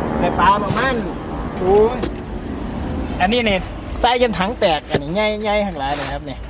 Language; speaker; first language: Thai; non-native, local second language; Northeastern Thai